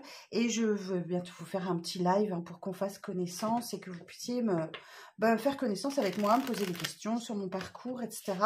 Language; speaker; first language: French; native; French